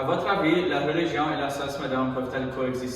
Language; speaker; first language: French; native; French